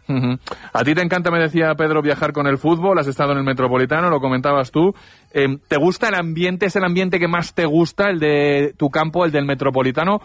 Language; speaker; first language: Spanish; native; Spanish